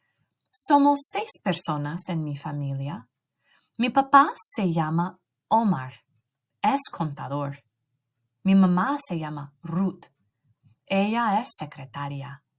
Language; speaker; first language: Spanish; non-native, learner; English